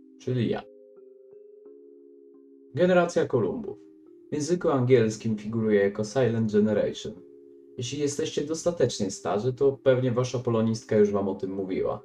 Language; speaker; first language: Polish; native; Polish